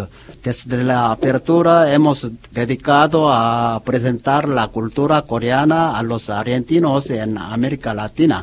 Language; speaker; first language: Spanish; non-native, learner; Korean